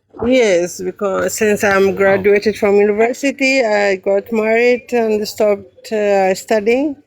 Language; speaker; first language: English; non-native, learner; Arabic